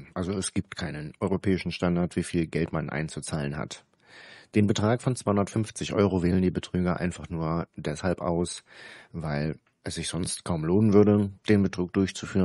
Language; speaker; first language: German; native; German